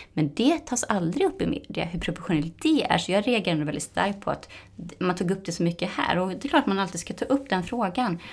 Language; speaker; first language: Swedish; native; Swedish